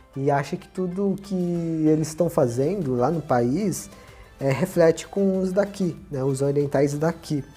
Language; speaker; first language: Portuguese; native; Portuguese